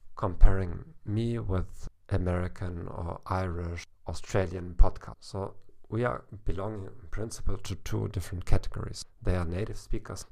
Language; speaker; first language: English; non-native, fluent; German